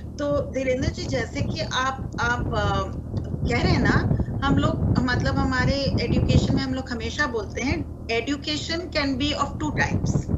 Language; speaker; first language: Hindi; non-native, local second language; Marathi